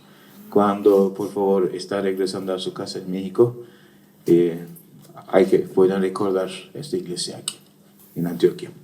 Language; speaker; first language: Spanish; non-native, fluent; Turkish